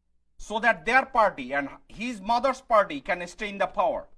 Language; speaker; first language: English; non-native, fluent; Bangla